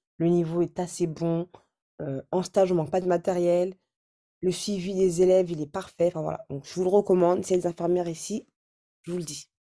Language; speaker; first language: French; early bilingual, other home language; Arabic